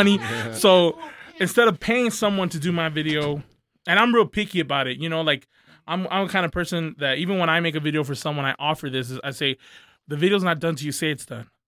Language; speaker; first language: English; native; English